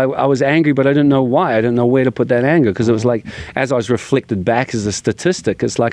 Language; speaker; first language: English; native; English